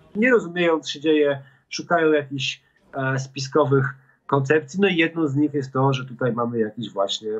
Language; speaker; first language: Polish; native; Polish